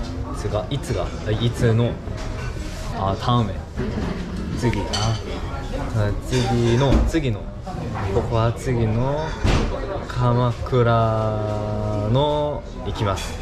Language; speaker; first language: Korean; early bilingual, heritage; English